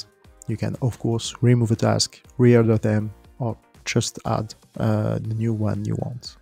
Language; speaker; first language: English; non-native, fluent; French